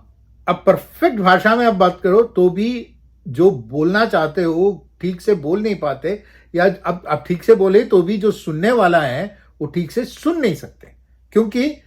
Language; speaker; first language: Hindi; non-native, local second language; Malayalam